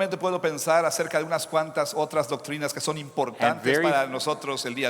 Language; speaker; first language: Spanish; non-native, fluent; English